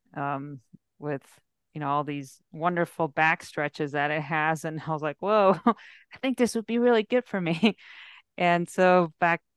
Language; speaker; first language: English; early bilingual, heritage; English